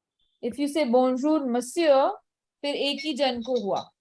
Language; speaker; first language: French; non-native, fluent; Hindi